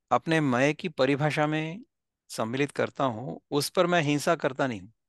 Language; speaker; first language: Hindi; non-native, local second language; Marathi